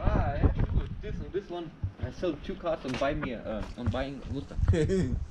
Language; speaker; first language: English; non-native, learner; German